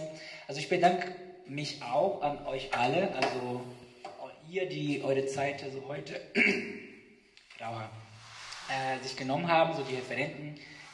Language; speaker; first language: German; non-native, fluent; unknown